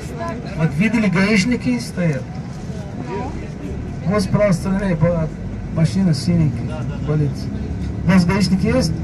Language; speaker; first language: Russian; non-native, fluent; Arabic